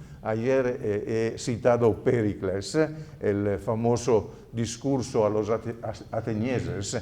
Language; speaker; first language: Spanish; non-native, fluent; Italian